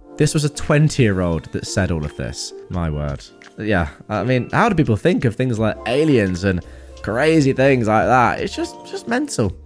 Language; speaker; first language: English; native; English